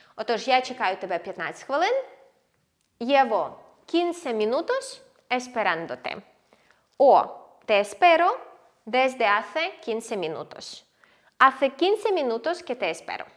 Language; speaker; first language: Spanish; non-native, fluent; Ukrainian